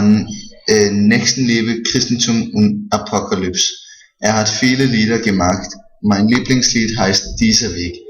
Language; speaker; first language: German; non-native, learner; Danish